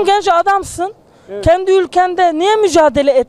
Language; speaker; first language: Turkish; native; Turkish